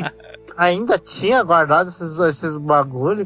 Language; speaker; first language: Portuguese; native; Portuguese